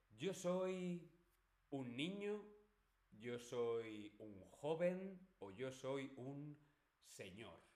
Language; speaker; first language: Spanish; native; Spanish